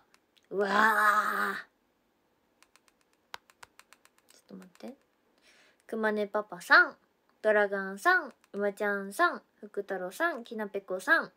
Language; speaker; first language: Japanese; native; Japanese